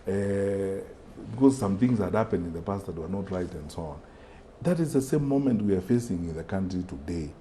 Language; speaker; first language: English; non-native, local second language; Gusii